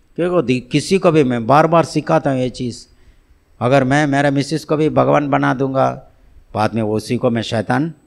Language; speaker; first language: Hindi; non-native, local second language; Tamil